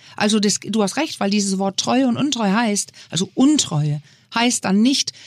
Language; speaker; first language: German; non-native, fluent; Danish